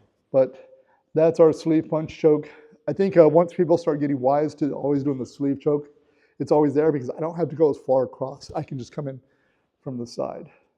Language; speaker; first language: English; native; English